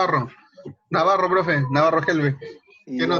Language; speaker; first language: Spanish; native; Spanish